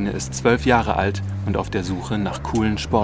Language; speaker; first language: German; native; German